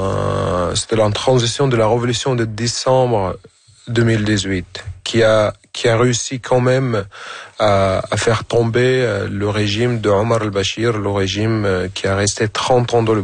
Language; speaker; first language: French; non-native, fluent; Arabic